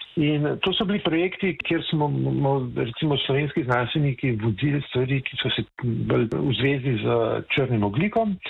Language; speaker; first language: Slovenian; native; Slovenian